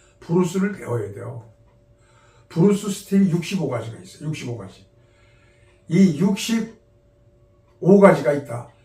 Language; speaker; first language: Korean; native; Korean